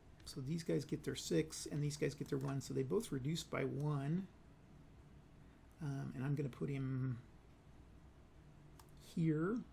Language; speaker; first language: English; native; English